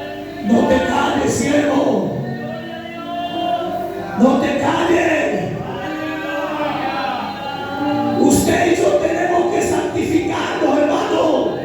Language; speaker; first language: Spanish; native; Spanish